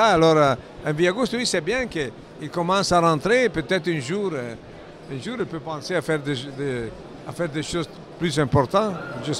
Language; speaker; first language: French; non-native, fluent; Italian